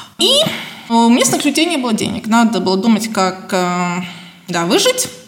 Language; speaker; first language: Russian; non-native, local second language; Latvian